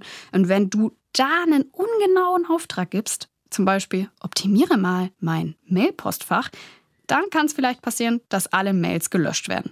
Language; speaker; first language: German; native; German